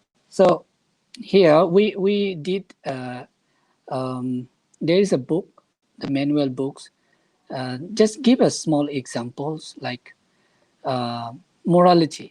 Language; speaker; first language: English; non-native, fluent; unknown